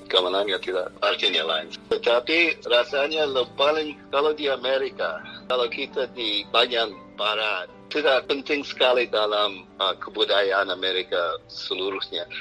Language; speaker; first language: Indonesian; non-native, fluent; English